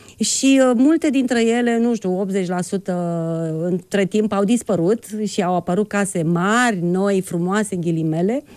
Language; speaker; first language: Romanian; native; Romanian